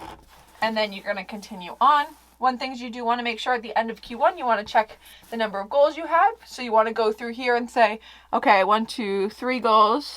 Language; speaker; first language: English; native; English